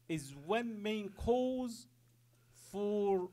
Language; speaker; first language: English; non-native, fluent; Arabic